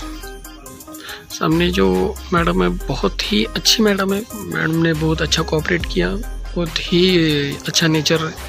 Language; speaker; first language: Hindi; native; Hindi